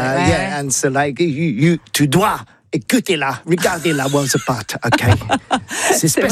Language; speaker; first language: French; non-native, learner; English